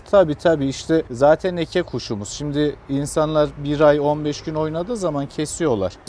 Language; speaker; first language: Turkish; native; Turkish